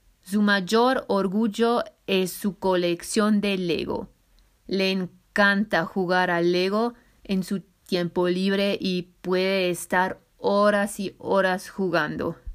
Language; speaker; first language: Spanish; non-native, fluent; German